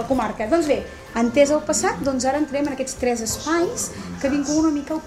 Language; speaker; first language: Catalan; native; Catalan